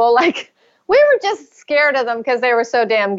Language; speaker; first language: English; native; English